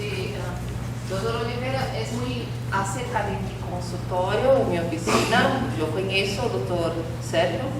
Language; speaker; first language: Spanish; non-native, learner; Portuguese